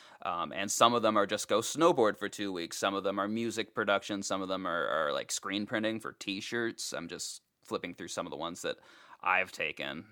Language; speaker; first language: English; native; English